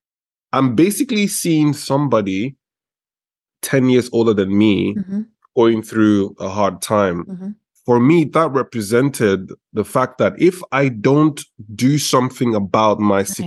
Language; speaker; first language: English; non-native, local second language; Yoruba